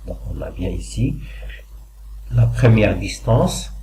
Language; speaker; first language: French; non-native, local second language; Arabic